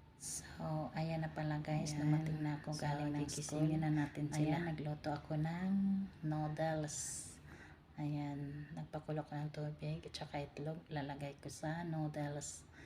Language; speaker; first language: Filipino; native; Filipino